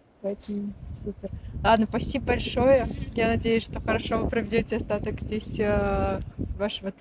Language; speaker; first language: Russian; native; Russian